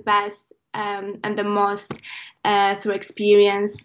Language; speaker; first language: English; non-native, fluent; Polish